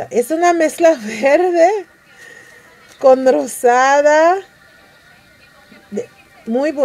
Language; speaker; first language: Spanish; early bilingual, heritage; Spanish